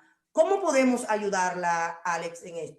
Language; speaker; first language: Spanish; native; Spanish